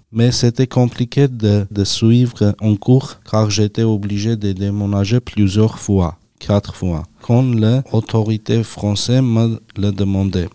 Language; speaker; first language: French; non-native, learner; Armenian